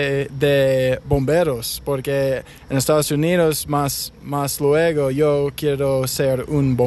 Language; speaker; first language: Spanish; non-native, learner; English